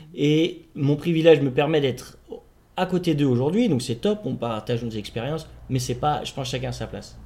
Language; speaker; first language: French; native; French